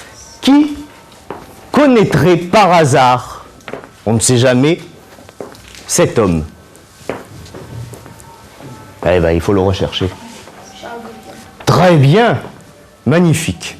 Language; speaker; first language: French; native; French